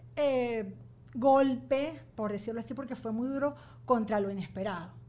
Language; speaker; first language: Spanish; native; Spanish